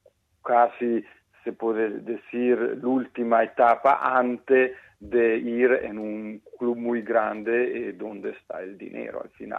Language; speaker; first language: Spanish; non-native, fluent; Italian